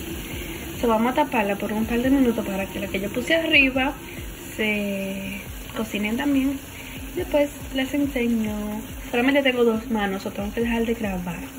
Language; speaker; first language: Spanish; early bilingual, heritage; Spanish